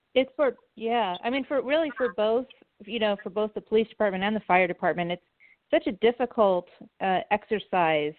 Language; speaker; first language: English; native; English